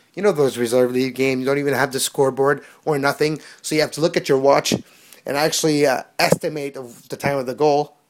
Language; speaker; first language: English; non-native, local second language; French